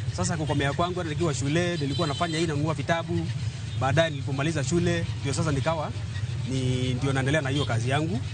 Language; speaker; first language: Swahili; non-native, local second language; Kamba